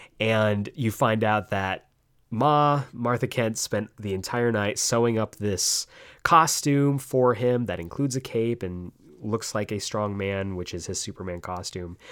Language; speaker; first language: English; native; English